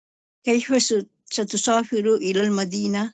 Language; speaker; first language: Arabic; non-native, learner; Tamil